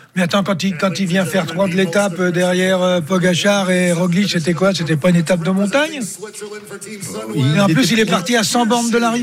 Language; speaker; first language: French; native; French